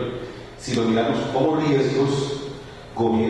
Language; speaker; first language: Spanish; native; Spanish